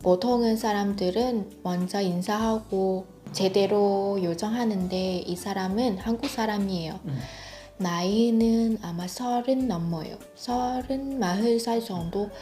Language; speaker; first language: Korean; non-native, fluent; Vietnamese